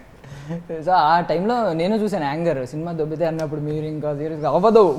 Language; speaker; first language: Telugu; native; Telugu